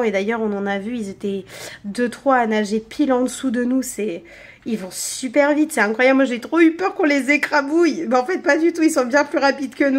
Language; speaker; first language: French; native; French